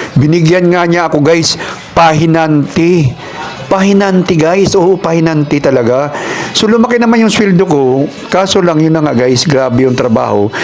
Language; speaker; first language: Filipino; non-native, local second language; Cebuano